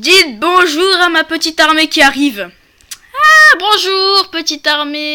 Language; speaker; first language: French; native; French